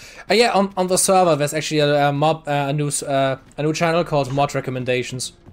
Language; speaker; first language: English; non-native, fluent; German